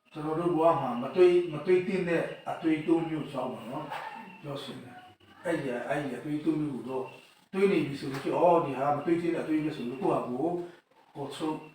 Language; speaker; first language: Burmese; non-native, local second language; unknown